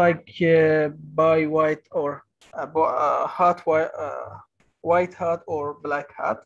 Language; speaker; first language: English; non-native, learner; Kurdish